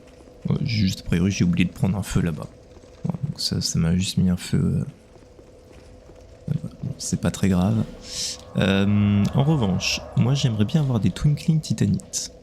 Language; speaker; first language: French; native; French